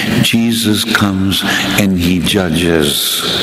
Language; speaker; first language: English; native; English